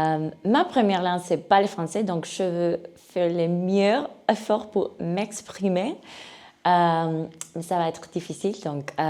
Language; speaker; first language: French; non-native, learner; Spanish